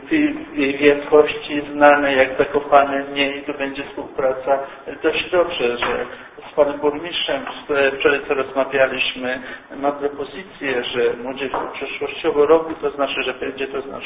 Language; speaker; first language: Polish; early bilingual, heritage; Polish